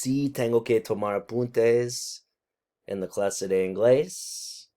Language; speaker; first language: Spanish; non-native, fluent; English